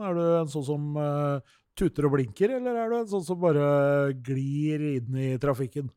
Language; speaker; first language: Norwegian; native; Norwegian